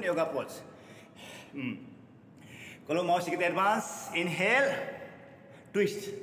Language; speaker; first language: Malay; non-native, learner; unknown